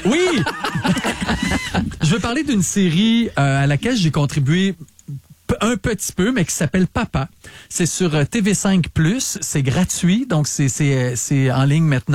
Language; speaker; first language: French; native; French